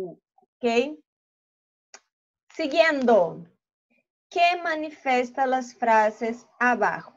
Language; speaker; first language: Spanish; non-native, fluent; Portuguese